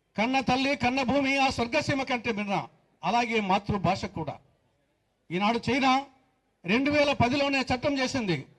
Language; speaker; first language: Telugu; native; Telugu